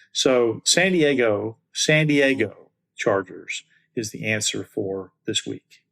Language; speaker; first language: English; native; English